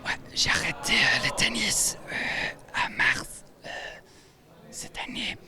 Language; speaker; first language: French; non-native, local second language; Dutch